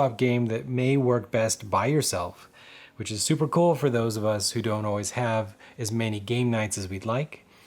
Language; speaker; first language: English; native; English